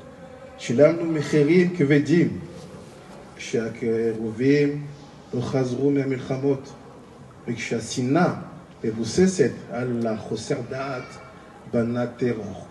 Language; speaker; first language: Hebrew; non-native, learner; French